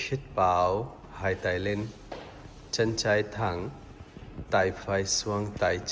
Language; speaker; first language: Vietnamese; non-native, learner; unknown